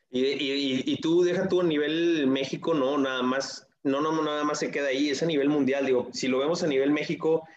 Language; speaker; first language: Spanish; native; Spanish